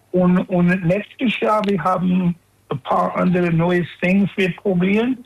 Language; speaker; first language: German; non-native, learner; English